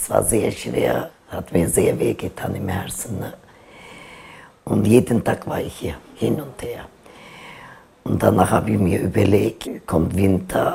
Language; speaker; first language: German; non-native, learner; Turkish